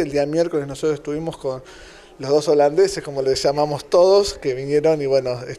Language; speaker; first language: Spanish; native; Spanish